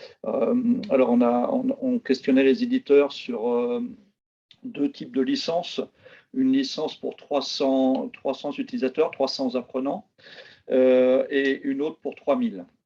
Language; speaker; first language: French; native; French